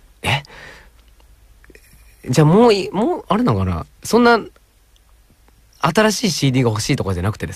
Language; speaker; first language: Japanese; native; Japanese